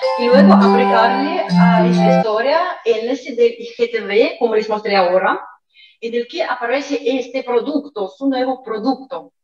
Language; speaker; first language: Spanish; non-native, fluent; Russian